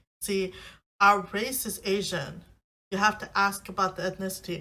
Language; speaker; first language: English; native; English